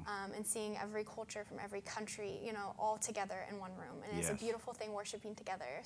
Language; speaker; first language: English; native; English